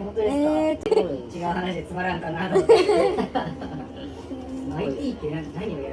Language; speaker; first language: Japanese; native; Japanese